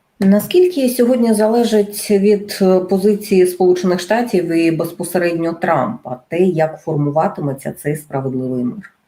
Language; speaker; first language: Ukrainian; native; Ukrainian